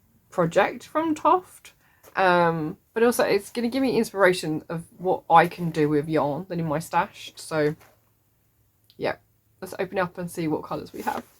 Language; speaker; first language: English; native; English